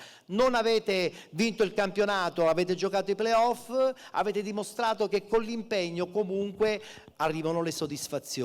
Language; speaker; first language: Italian; native; Italian